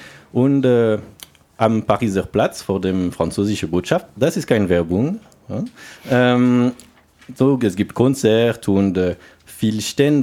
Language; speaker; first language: German; non-native, learner; French